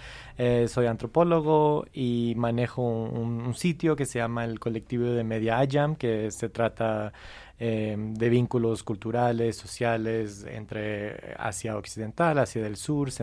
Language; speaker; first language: Spanish; non-native, fluent; English